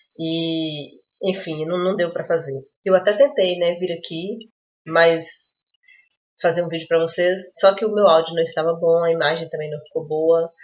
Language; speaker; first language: Portuguese; native; Portuguese